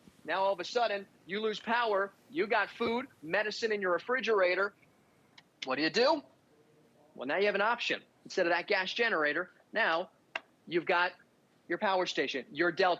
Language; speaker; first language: English; native; English